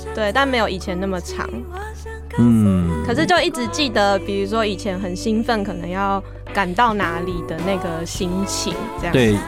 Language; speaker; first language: Chinese; native; Chinese